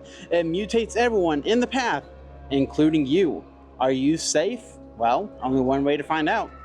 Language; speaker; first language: English; native; English